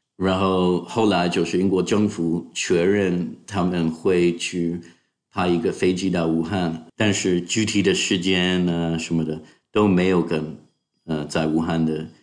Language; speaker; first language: Chinese; non-native, fluent; English